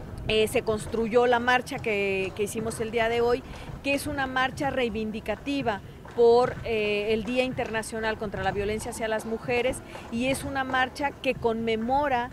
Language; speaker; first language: Spanish; native; Spanish